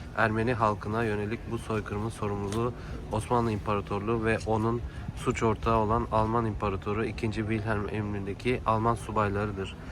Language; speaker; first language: Turkish; native; Turkish